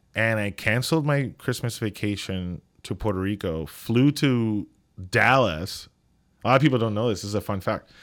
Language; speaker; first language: English; non-native, fluent; Spanish